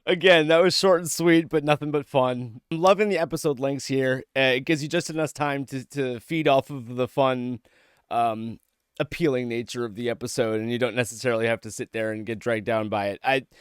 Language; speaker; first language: English; native; English